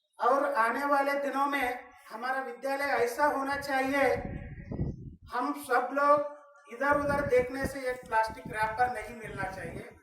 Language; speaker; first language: Hindi; non-native, local second language; Kannada